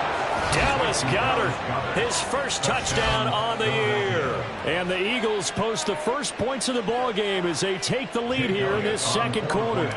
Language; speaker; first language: English; native; English